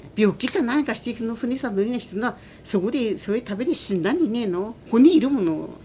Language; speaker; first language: Japanese; native; Japanese